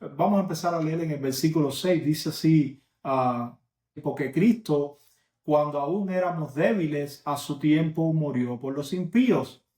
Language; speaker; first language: Spanish; native; Spanish